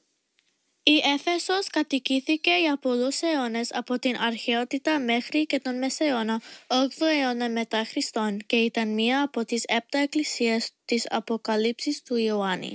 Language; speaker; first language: Greek; early bilingual, heritage; Greek